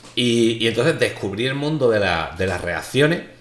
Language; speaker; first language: Spanish; native; Spanish